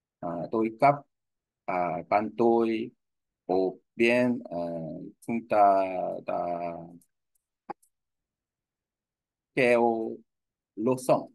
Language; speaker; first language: Vietnamese; non-native, learner; Korean